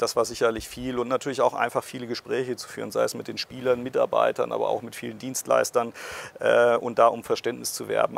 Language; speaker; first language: German; native; German